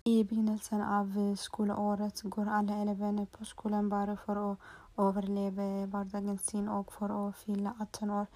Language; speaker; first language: Swedish; non-native, learner; Norwegian